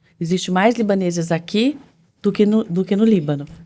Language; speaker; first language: Portuguese; native; Portuguese